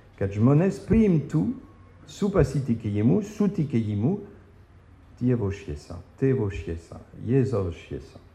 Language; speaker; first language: Lithuanian; non-native, fluent; French